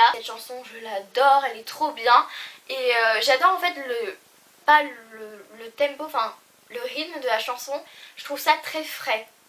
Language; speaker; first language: French; native; French